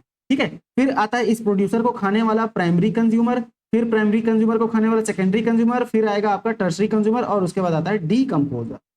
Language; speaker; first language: Hindi; native; Hindi